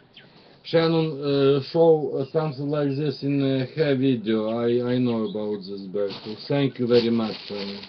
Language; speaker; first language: English; non-native, learner; Russian